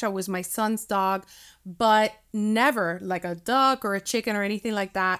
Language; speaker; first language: English; early bilingual, other home language; Spanish